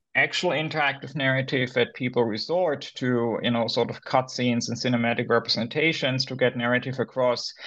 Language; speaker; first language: English; non-native, fluent; German